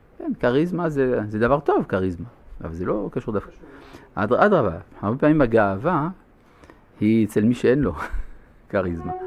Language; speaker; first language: Hebrew; non-native, fluent; French